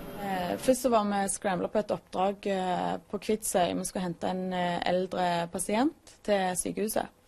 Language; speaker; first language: Norwegian; native; Norwegian